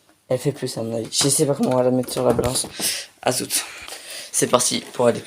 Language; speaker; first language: French; native; French